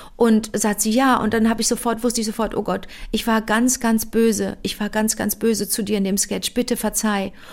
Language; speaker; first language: German; native; German